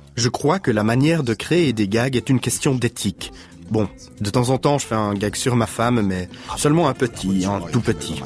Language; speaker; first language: French; non-native, fluent; German